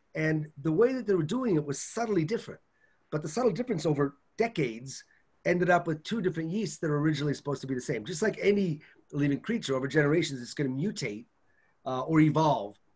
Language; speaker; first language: English; native; English